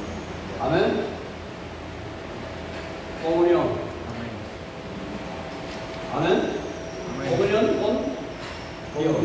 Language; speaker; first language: Spanish; non-native, learner; Korean